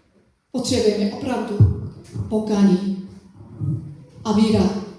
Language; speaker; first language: Czech; non-native, fluent; Korean